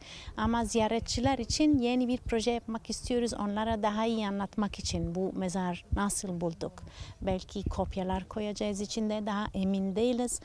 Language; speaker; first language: Turkish; non-native, learner; Italian